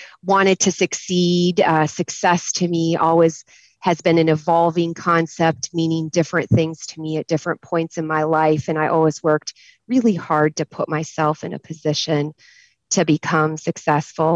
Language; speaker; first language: English; native; English